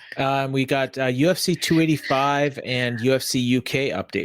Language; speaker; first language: English; native; English